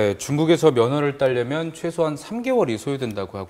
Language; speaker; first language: Korean; native; Korean